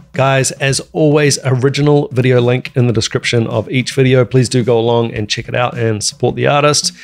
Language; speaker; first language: English; native; English